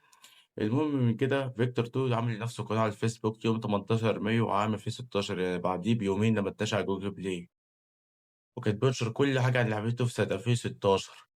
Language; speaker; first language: Arabic; native; Arabic